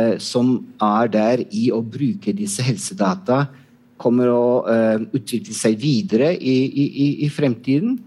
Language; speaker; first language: Norwegian; non-native, fluent; Italian